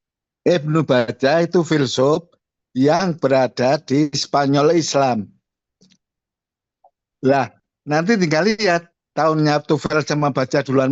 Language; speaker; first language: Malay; non-native, local second language; Javanese